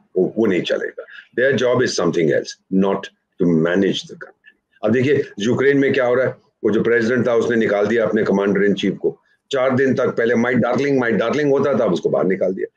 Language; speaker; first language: Hindi; native; Hindi